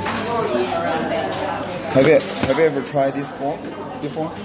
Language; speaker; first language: English; non-native, learner; Korean